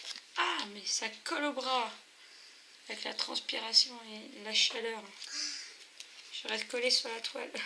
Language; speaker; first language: French; native; French